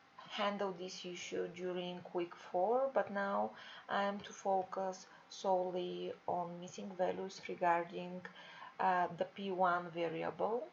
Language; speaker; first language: English; non-native, fluent; Bulgarian